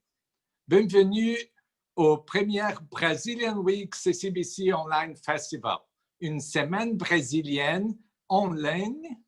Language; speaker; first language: French; non-native, fluent; Portuguese